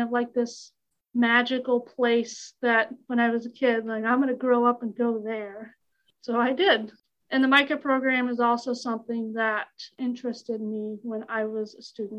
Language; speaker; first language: English; native; English